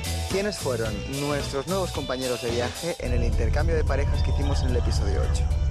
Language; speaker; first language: Spanish; native; Spanish